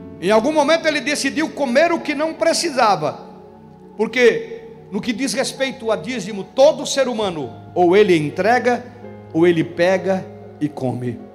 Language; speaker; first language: Portuguese; native; Portuguese